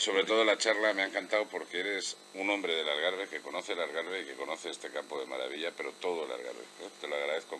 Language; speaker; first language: Spanish; native; Spanish